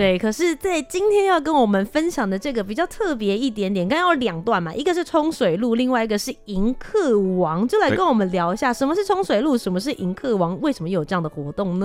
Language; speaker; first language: Chinese; native; Chinese